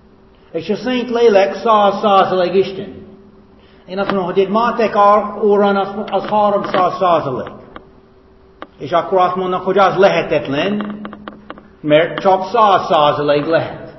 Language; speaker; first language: Hungarian; non-native, fluent; English